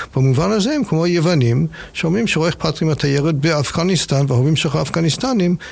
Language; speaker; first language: Hebrew; non-native, fluent; English